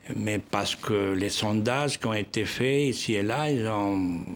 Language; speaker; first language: French; non-native, fluent; Spanish